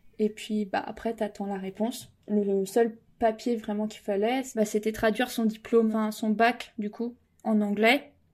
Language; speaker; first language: French; native; French